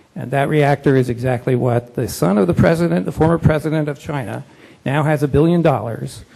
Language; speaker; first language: English; native; English